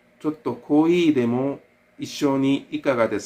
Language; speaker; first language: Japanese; non-native, learner; Korean